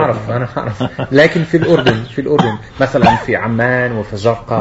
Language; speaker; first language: Arabic; non-native, fluent; Dutch